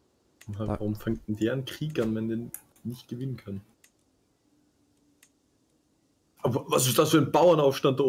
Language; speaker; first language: German; native; German